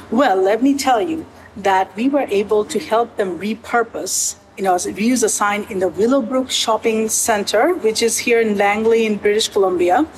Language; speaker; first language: English; native; English